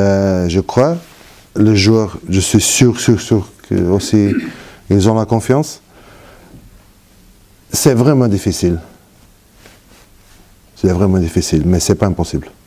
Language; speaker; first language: French; non-native, fluent; Portuguese